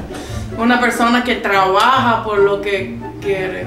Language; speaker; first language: Spanish; non-native, fluent; English